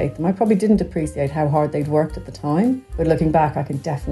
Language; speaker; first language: English; native; English